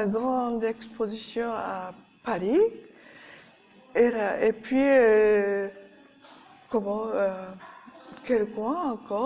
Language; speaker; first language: French; non-native, learner; Japanese